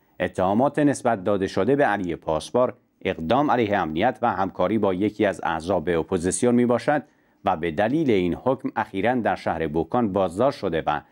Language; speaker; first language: Persian; non-native, local second language; Central Kurdish